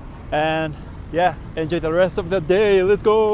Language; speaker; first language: English; non-native, fluent; Japanese